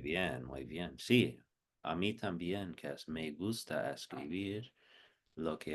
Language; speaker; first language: Spanish; non-native, fluent; English